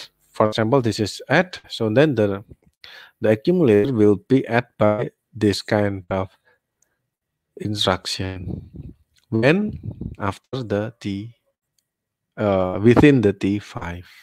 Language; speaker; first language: English; non-native, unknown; Indonesian